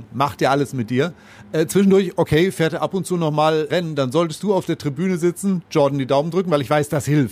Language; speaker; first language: German; native; German